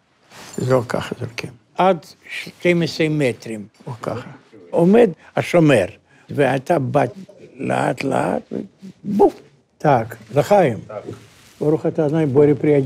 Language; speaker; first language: Hebrew; non-native, fluent; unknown